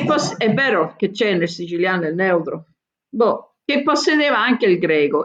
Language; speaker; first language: Italian; native; Italian